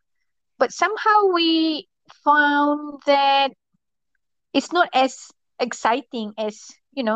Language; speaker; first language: English; non-native, local second language; Malay